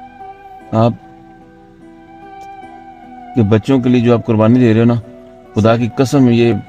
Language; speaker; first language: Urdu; non-native, local second language; Punjabi